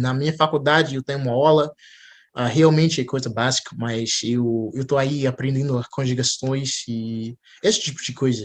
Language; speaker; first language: Portuguese; non-native, fluent; English